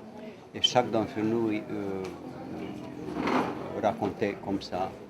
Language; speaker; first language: French; non-native, fluent; Romanian